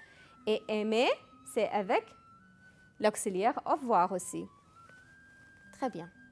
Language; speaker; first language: French; non-native, fluent; Arabic